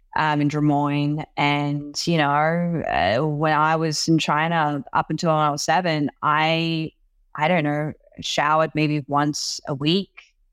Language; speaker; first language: English; non-native, local second language; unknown